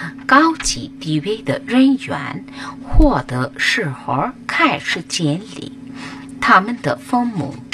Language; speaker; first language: Chinese; non-native, fluent; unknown